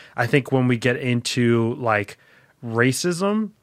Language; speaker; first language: English; native; English